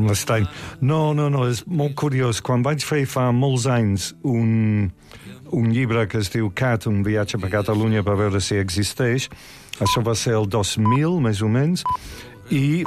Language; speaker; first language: Catalan; non-native, fluent; English